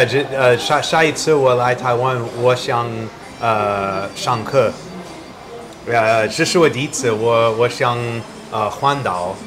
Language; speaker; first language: Chinese; non-native, learner; English